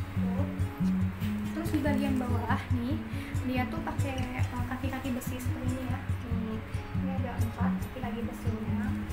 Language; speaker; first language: Indonesian; non-native, local second language; Javanese